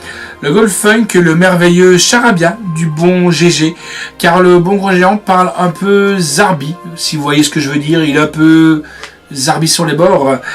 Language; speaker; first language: French; native; French